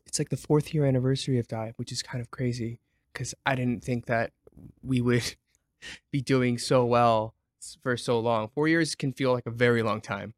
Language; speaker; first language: English; native; English